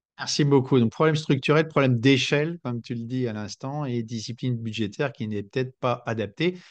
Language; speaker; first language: French; native; French